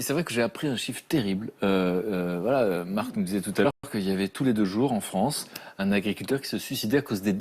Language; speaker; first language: French; native; French